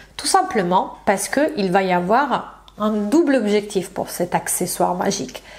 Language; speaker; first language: French; non-native, fluent; Italian